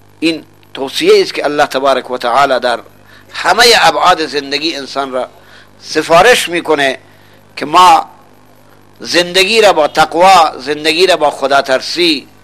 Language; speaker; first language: Persian; non-native, local second language; Baluchi